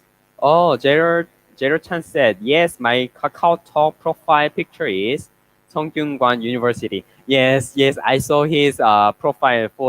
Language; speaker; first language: English; non-native, learner; Korean